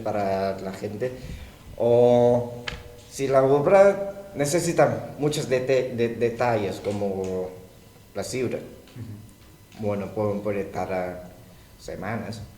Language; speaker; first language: Spanish; non-native, learner; Thai